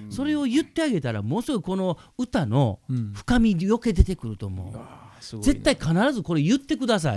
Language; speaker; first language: Japanese; native; Japanese